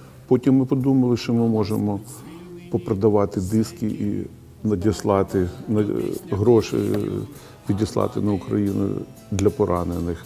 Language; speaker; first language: Ukrainian; non-native, local second language; Russian